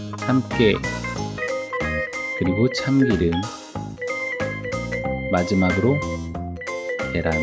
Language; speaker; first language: Korean; native; Korean